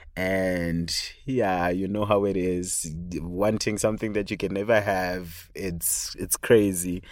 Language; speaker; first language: English; non-native, local second language; Shona